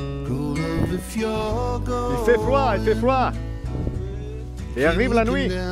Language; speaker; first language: French; non-native, learner; Italian